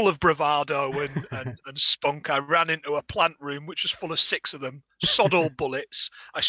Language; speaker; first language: English; native; English